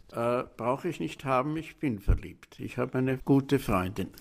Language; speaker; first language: German; native; German